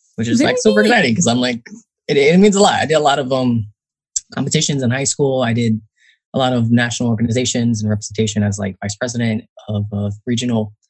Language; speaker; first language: English; native; English